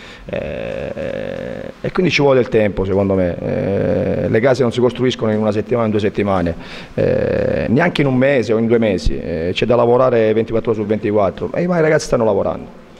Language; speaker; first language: Italian; native; Italian